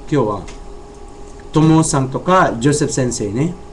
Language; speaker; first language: Japanese; non-native, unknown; Chavacano